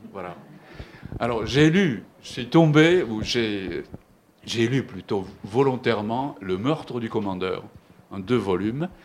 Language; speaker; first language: French; non-native, fluent; Japanese